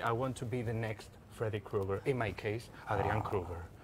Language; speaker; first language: English; non-native, fluent; Catalan